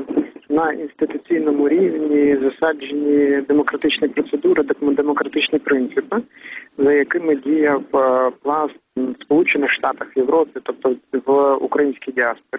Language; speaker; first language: Ukrainian; native; Ukrainian